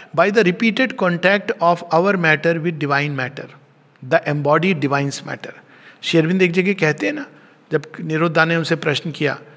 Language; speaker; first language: Hindi; native; Hindi